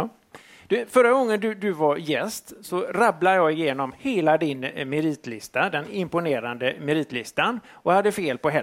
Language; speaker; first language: Swedish; native; Swedish